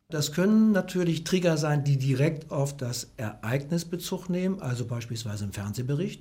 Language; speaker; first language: German; native; German